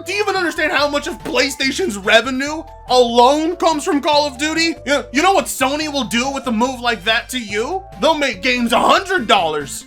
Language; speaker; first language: English; native; English